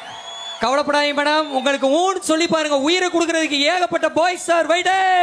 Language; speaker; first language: Tamil; native; Tamil